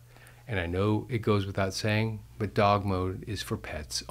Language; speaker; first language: English; native; English